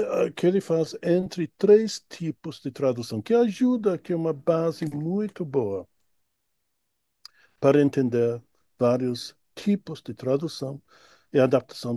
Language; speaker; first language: Portuguese; non-native, fluent; English